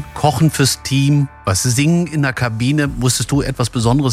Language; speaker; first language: German; native; German